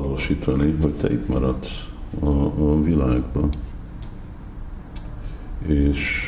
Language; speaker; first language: Hungarian; non-native, fluent; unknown